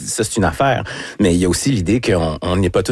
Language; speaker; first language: French; native; French